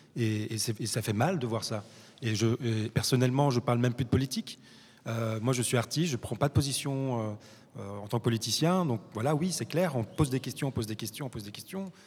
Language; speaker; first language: French; early bilingual, other home language; Arabic